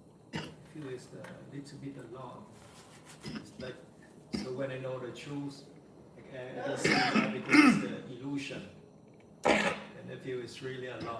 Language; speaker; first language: English; non-native, learner; Vietnamese